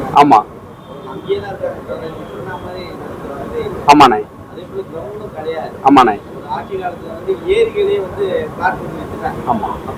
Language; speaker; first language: Tamil; native; Tamil